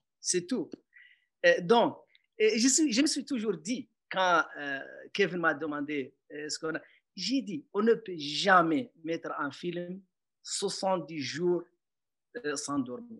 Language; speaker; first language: French; non-native, local second language; Arabic